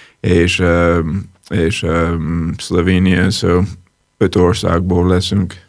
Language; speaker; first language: Hungarian; non-native, learner; English